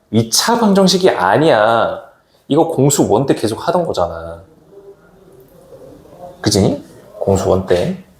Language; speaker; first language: Korean; native; Korean